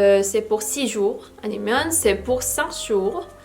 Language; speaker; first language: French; non-native, fluent; Korean